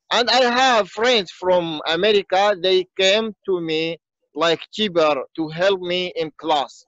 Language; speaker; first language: English; non-native, learner; Arabic